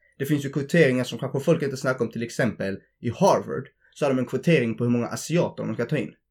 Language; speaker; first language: Swedish; early bilingual, other home language; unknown